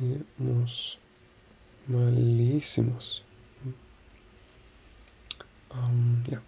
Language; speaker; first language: Spanish; non-native, learner; French